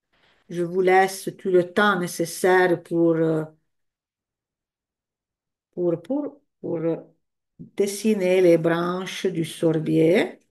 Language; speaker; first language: French; non-native, fluent; Italian